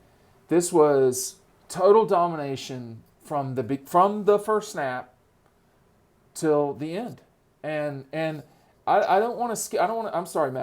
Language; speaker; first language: English; native; English